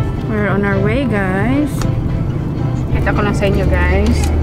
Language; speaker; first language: English; non-native, local second language; Filipino